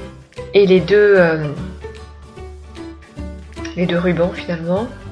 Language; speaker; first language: French; native; French